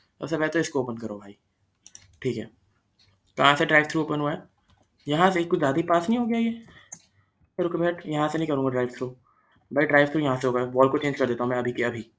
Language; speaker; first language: Hindi; native; Hindi